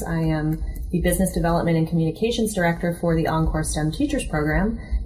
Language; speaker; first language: English; native; English